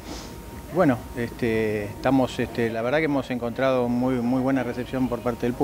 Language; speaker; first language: Spanish; native; Spanish